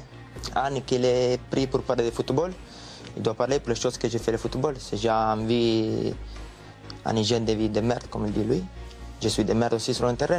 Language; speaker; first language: French; non-native, learner; Italian